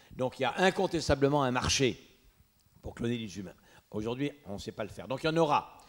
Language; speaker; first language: French; native; French